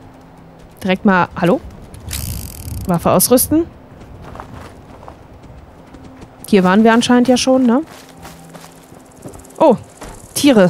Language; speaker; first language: German; native; German